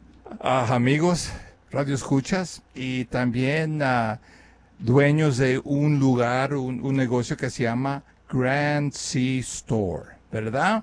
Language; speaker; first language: Spanish; early bilingual, other home language; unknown